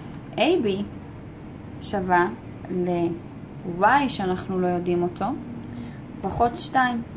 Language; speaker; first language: Hebrew; native; Hebrew